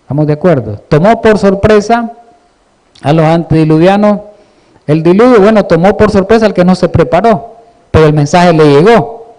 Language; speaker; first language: Spanish; native; Spanish